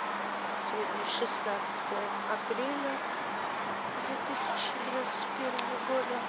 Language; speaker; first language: Russian; native; Russian